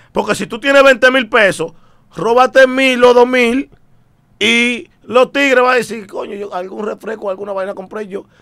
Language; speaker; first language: Spanish; native; Spanish